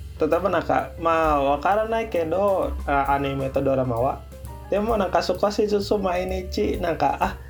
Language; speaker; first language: Japanese; non-native, learner; Indonesian